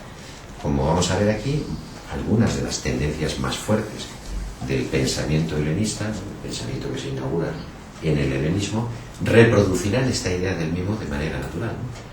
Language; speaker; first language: Spanish; native; Spanish